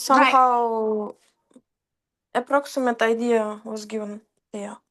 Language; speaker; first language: English; non-native, fluent; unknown